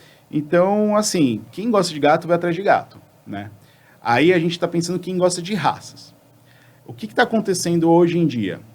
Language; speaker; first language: Portuguese; native; Portuguese